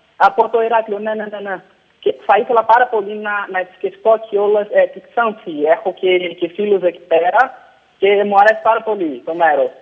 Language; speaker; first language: Greek; non-native, fluent; Portuguese